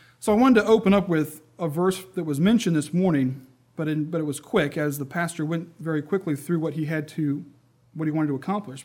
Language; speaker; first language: English; native; English